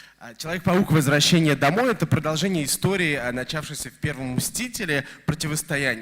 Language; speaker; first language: Russian; native; Russian